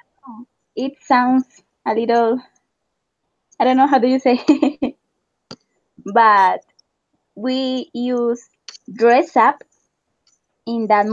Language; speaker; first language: English; non-native, learner; Spanish